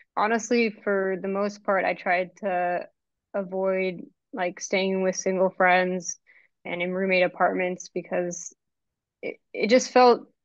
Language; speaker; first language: English; native; English